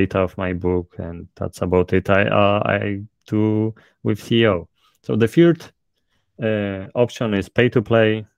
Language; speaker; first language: English; non-native, fluent; Polish